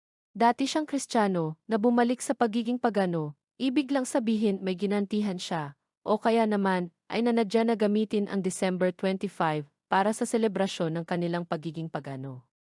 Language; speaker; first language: Filipino; native; Filipino